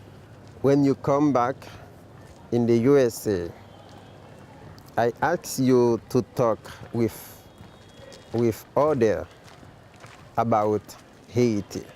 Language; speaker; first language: English; non-native, local second language; Haitian Creole